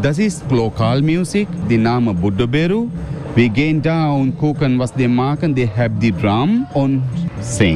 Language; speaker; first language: German; non-native, learner; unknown